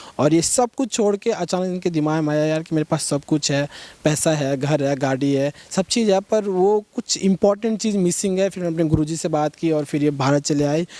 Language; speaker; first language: Hindi; native; Hindi